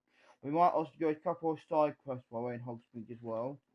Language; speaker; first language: English; native; English